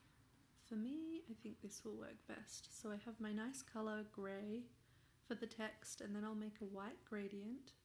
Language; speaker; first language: English; native; English